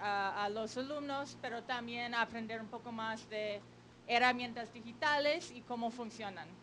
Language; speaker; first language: Spanish; non-native, fluent; English